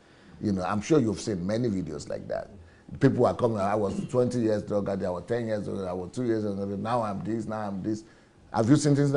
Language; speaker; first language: English; non-native, local second language; Yoruba